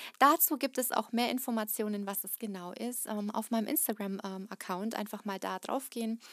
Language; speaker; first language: German; early bilingual, other home language; Russian